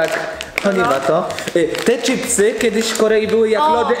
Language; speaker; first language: Polish; native; Polish